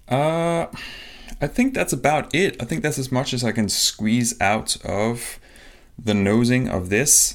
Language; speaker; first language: English; non-native, fluent; Danish